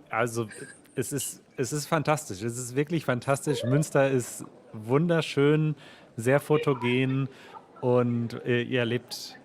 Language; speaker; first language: German; native; German